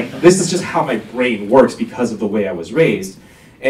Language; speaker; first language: English; native; English